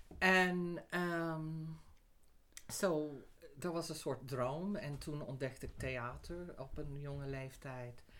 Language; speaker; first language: Dutch; non-native, fluent; English